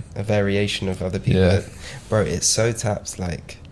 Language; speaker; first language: English; native; English